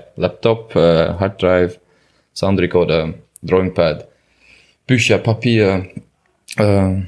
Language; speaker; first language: German; non-native, learner; Azerbaijani